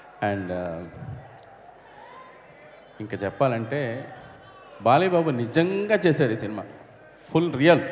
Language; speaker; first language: Telugu; native; Telugu